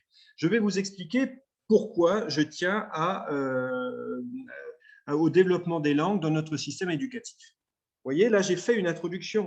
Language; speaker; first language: French; native; French